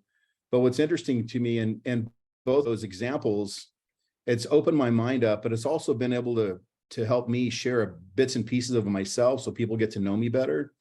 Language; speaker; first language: English; native; English